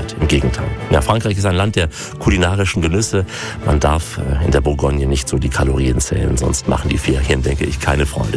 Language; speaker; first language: German; native; German